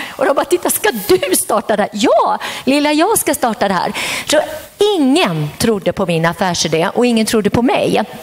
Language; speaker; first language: Swedish; early bilingual, other home language; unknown